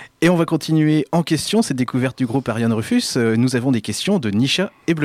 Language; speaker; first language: French; native; French